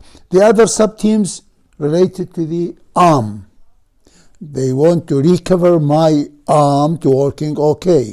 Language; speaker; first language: English; non-native, fluent; Arabic